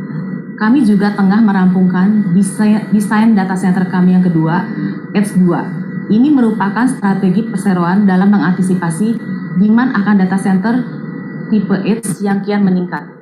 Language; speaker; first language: Indonesian; native; Indonesian